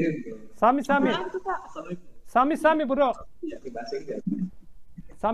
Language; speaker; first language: Indonesian; non-native, learner; Turkish